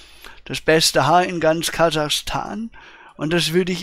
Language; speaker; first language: German; native; German